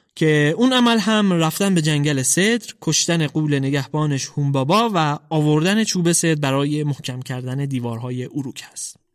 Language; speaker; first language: Persian; native; Persian